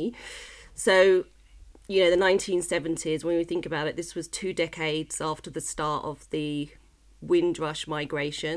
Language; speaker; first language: English; native; English